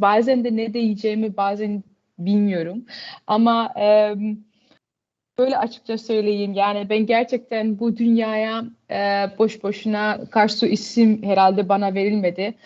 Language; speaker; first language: Turkish; early bilingual, heritage; Turkish